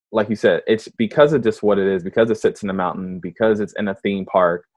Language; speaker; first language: English; native; English